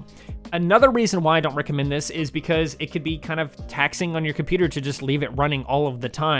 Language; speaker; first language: English; native; English